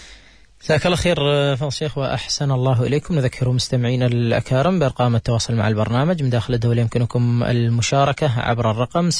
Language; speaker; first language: Arabic; native; Arabic